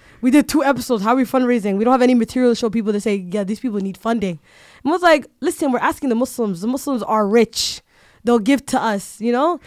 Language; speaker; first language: English; early bilingual, other home language; Somali